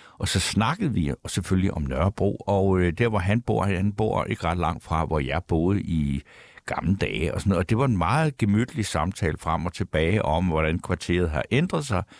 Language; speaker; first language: Danish; native; Danish